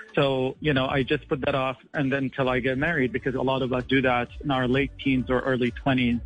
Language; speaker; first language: English; non-native, fluent; Arabic